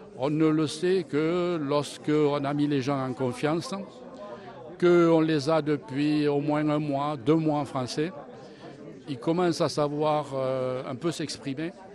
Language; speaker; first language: French; native; French